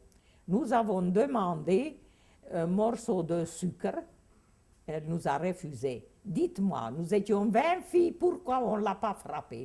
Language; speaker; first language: French; non-native, fluent; Hungarian